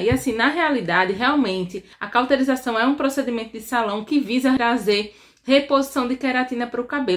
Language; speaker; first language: Portuguese; native; Portuguese